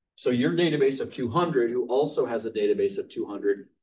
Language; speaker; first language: English; native; English